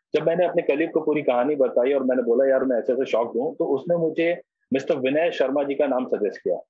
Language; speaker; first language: Hindi; native; Hindi